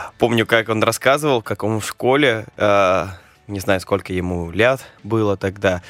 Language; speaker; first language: Russian; non-native, fluent; Spanish